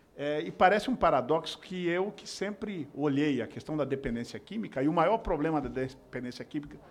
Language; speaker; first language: Portuguese; native; Portuguese